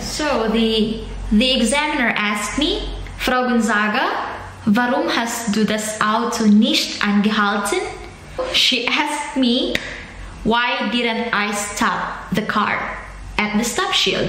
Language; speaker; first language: English; non-native, local second language; Filipino